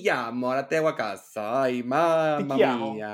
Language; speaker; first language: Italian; non-native, learner; Spanish